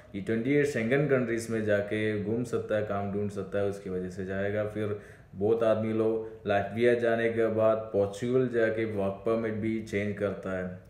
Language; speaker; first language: Hindi; non-native, local second language; Malayalam